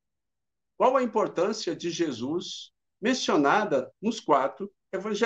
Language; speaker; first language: Portuguese; native; Portuguese